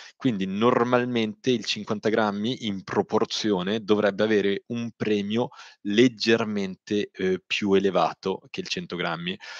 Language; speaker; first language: Italian; native; Italian